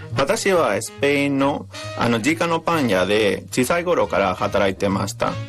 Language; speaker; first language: Japanese; non-native, fluent; Spanish